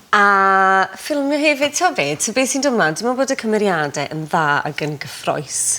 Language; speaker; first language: Welsh; native; Welsh